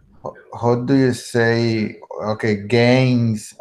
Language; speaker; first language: English; non-native, learner; Spanish